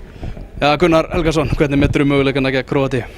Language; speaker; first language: Icelandic; native; Icelandic